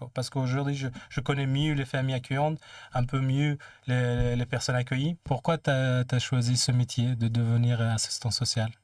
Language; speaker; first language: French; non-native, fluent; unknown